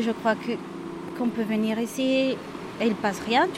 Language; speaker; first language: French; non-native, learner; Spanish